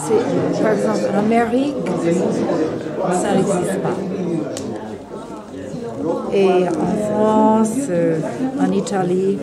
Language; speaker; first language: French; non-native, fluent; English